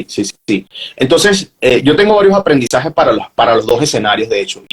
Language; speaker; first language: Spanish; native; Spanish